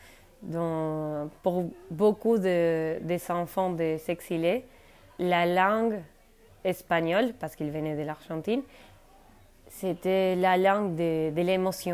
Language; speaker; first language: French; non-native, fluent; Spanish